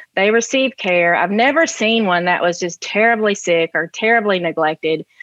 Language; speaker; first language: English; native; English